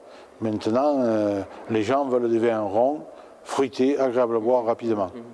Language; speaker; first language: French; native; French